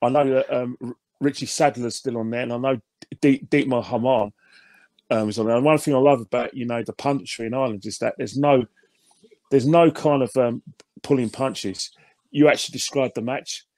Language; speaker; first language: English; native; English